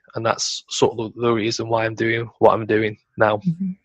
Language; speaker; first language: English; native; English